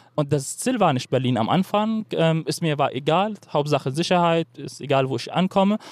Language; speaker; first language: German; non-native, fluent; Arabic